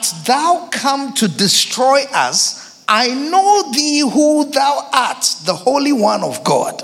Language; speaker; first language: English; non-native, local second language; Akan